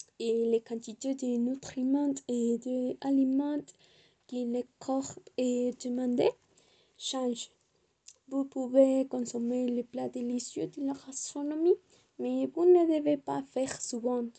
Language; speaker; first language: French; non-native, learner; Spanish